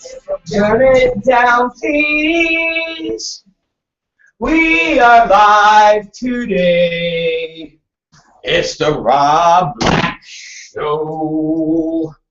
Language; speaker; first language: English; native; English